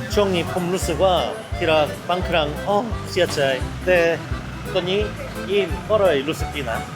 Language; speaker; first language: Thai; non-native, learner; Korean